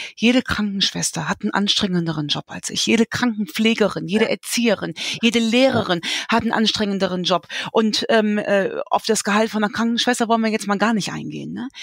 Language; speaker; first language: German; native; German